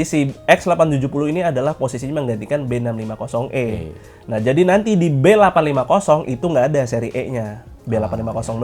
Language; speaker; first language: Indonesian; native; Indonesian